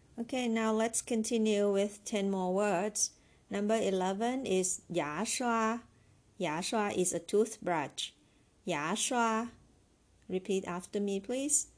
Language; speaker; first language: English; non-native, fluent; Chinese